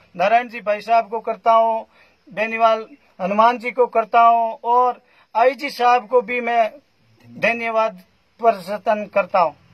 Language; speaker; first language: Hindi; native; Hindi